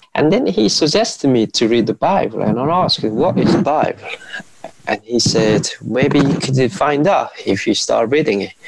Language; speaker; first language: English; non-native, fluent; Korean